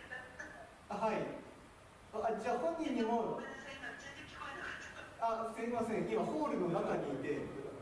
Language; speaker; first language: Japanese; native; Japanese